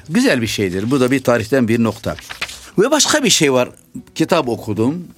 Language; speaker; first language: Turkish; non-native, fluent; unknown